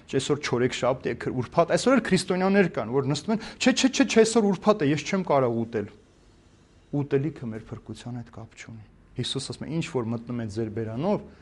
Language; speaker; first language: Armenian; native; Armenian